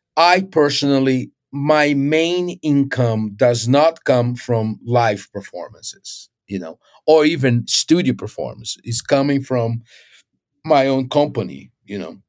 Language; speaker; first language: English; non-native, fluent; Portuguese